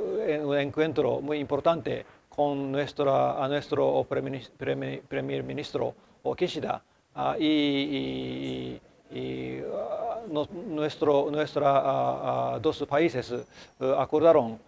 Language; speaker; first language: Spanish; non-native, learner; Japanese